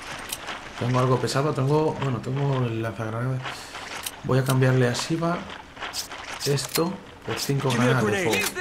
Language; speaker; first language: Spanish; native; Spanish